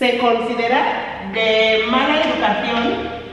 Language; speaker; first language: Spanish; non-native, fluent; English